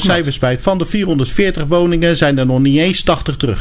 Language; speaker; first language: Dutch; native; Dutch